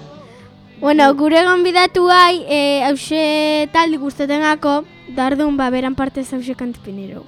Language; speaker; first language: Basque; native; Basque